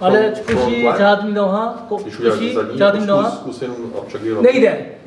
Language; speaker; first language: Czech; non-native, learner; Korean